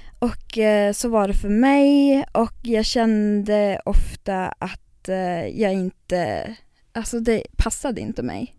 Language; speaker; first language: Swedish; non-native, local second language; Northern Sami